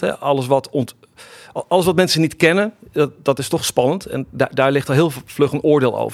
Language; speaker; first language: Dutch; native; Dutch